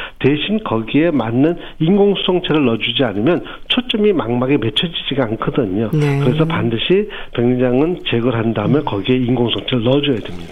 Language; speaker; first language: Korean; native; Korean